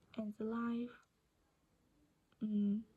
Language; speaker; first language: English; non-native, learner; Vietnamese